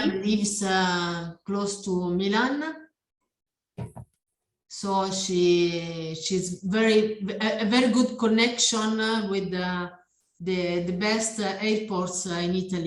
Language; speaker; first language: English; non-native, learner; Italian